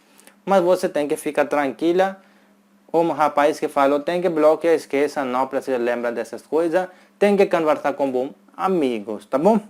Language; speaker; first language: Portuguese; non-native, fluent; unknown